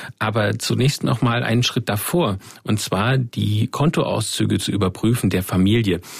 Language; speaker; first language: German; native; German